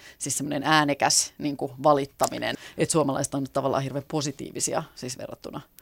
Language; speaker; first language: Finnish; native; Finnish